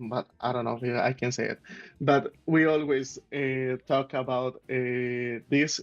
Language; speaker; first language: English; non-native, learner; Spanish